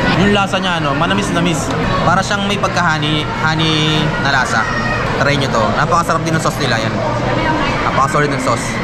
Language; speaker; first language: Filipino; native; Filipino